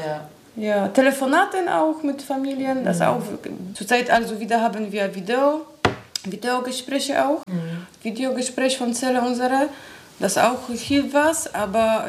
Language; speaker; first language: German; non-native, learner; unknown